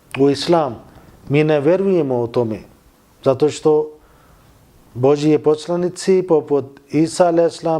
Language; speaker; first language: Bosnian; non-native, learner; Urdu